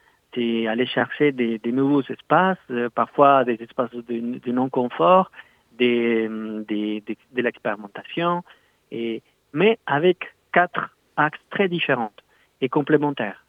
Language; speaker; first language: French; non-native, fluent; Spanish